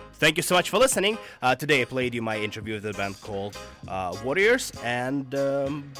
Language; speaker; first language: English; non-native, fluent; Russian